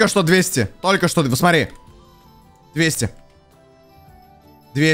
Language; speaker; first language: Russian; native; Russian